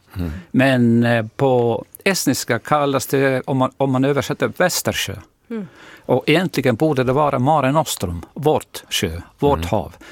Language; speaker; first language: Swedish; non-native, fluent; Estonian